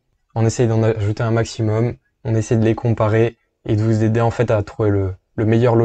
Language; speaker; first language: French; native; French